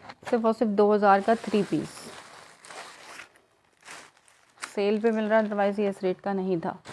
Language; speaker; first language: Urdu; native; Urdu